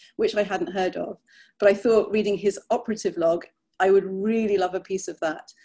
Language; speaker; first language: English; native; English